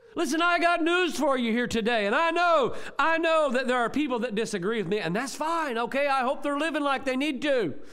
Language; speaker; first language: English; native; English